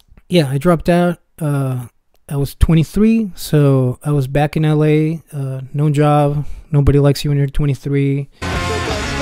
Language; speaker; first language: English; early bilingual, other home language; Spanish